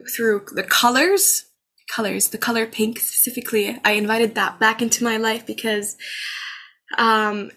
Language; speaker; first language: English; non-native, fluent; Arabic